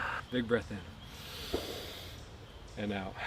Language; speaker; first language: English; native; English